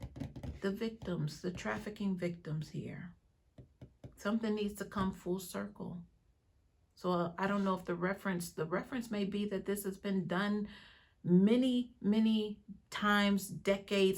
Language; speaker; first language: English; native; English